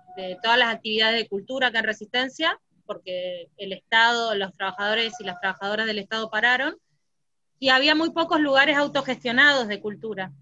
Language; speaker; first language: Spanish; native; Spanish